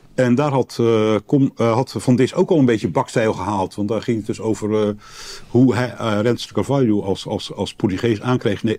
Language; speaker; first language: Dutch; native; Dutch